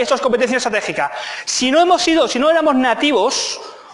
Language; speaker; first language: Spanish; native; Spanish